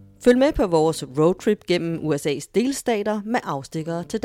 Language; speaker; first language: Danish; native; Danish